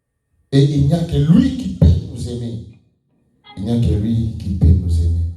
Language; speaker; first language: French; non-native, local second language; Lingala